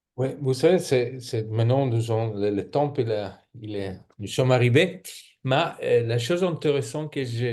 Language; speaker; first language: French; non-native, fluent; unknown